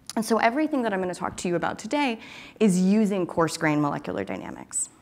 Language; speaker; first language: English; native; English